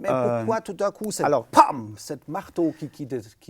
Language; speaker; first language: French; native; French